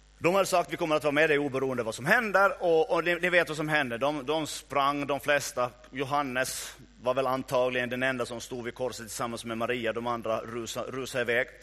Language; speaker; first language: Swedish; native; Swedish